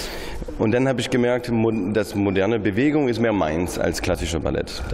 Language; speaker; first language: German; non-native, fluent; English